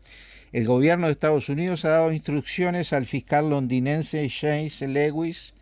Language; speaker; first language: Spanish; native; Spanish